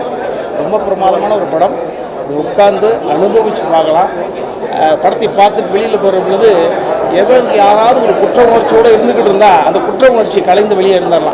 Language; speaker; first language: Tamil; native; Tamil